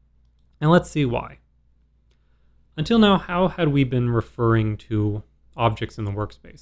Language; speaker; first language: English; native; English